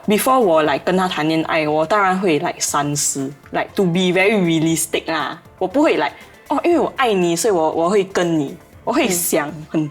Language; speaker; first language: Chinese; non-native, local second language; English